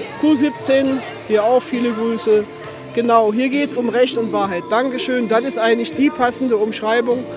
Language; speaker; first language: German; native; German